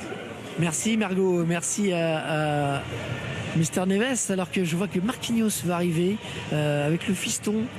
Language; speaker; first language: French; native; French